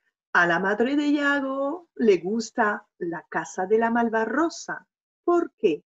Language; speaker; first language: Spanish; non-native, fluent; French